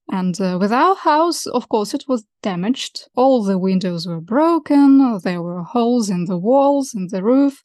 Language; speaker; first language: English; non-native, fluent; Russian